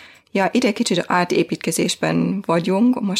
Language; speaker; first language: Hungarian; non-native, fluent; German